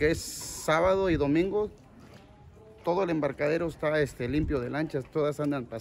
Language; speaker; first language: Spanish; native; Spanish